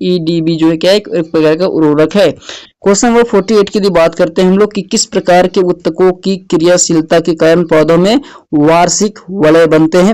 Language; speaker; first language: Hindi; native; Hindi